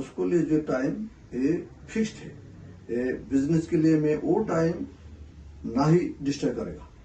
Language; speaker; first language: Hindi; non-native, local second language; Bangla